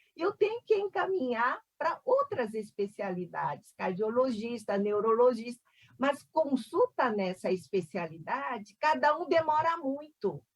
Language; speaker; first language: Portuguese; non-native, fluent; Korean